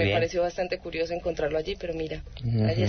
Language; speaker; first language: Spanish; native; Spanish